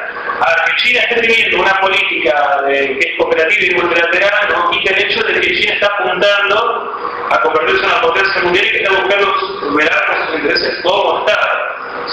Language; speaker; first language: Spanish; native; Spanish